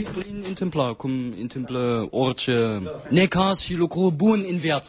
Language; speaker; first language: Romanian; non-native, fluent; German